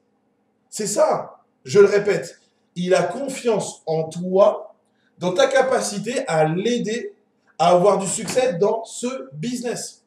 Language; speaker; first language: French; native; French